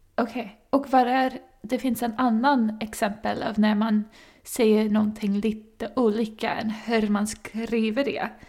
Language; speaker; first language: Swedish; non-native, learner; English